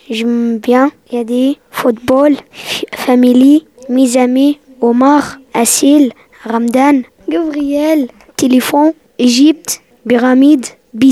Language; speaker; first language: French; non-native, learner; Arabic